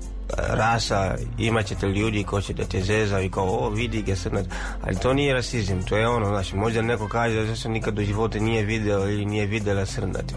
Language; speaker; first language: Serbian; non-native, fluent; Swahili